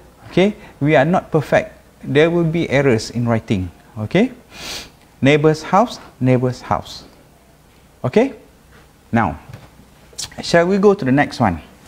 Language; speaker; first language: English; non-native, local second language; Malay